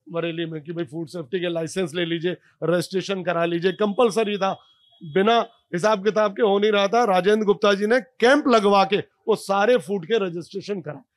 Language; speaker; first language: Hindi; native; Hindi